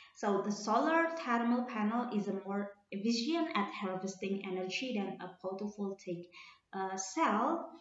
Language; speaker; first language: English; non-native, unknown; Indonesian